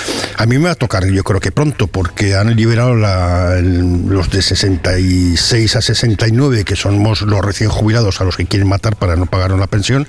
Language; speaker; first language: Spanish; native; Spanish